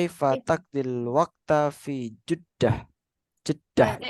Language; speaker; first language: Arabic; non-native, fluent; Indonesian